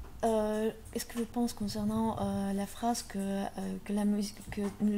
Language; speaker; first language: French; non-native, learner; Russian